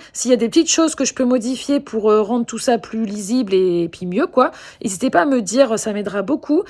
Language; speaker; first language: French; native; French